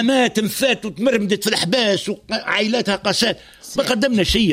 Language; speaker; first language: Arabic; native; Arabic